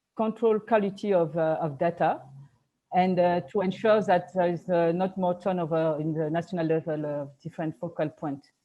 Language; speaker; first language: English; non-native, learner; French